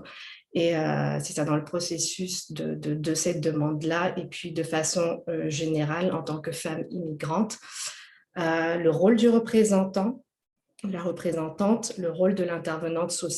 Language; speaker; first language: French; native; French